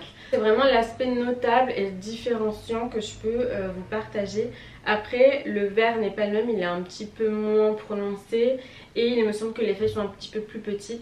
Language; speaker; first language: French; native; French